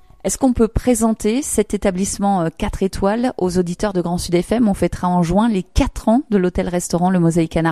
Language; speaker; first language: French; native; French